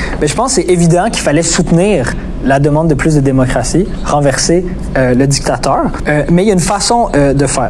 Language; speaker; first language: French; native; French